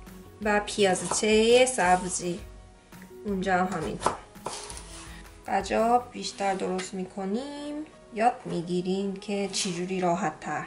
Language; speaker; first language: Persian; non-native, learner; Korean